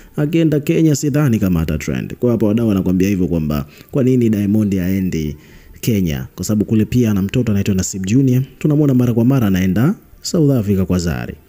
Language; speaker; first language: Swahili; native; Swahili